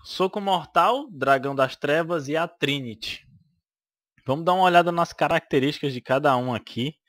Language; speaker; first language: Portuguese; native; Portuguese